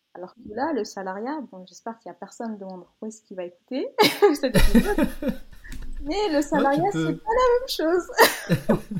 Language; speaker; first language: French; native; French